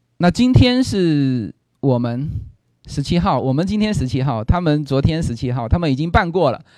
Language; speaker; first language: Chinese; native; Chinese